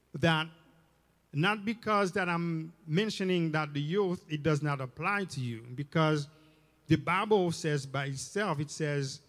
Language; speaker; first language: English; non-native, fluent; Haitian Creole